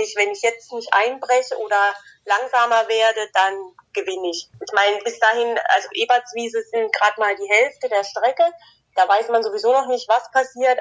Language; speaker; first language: German; native; German